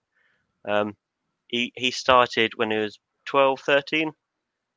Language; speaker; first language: English; native; English